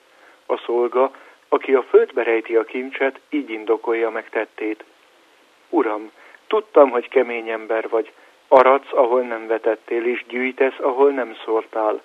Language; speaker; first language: Hungarian; native; Hungarian